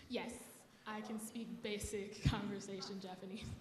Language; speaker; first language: English; native; English